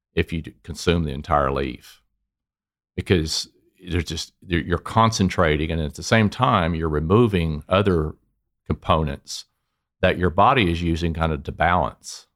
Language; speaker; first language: English; native; English